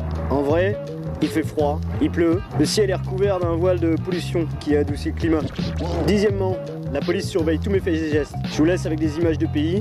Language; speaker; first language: French; native; French